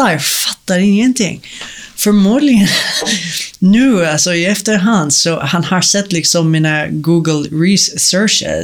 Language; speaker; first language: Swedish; non-native, fluent; Arabic